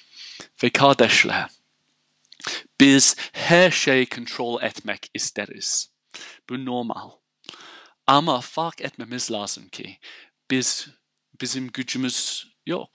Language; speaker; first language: Turkish; non-native, fluent; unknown